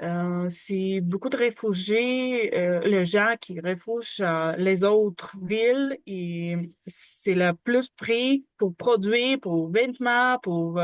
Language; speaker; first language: French; non-native, learner; Ukrainian